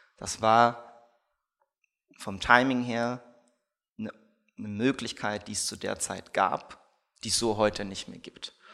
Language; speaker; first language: German; early bilingual, other home language; Russian